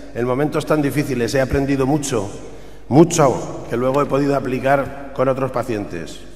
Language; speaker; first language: Spanish; native; Spanish